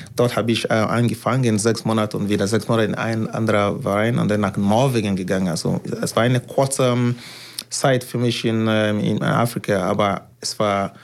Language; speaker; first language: German; non-native, learner; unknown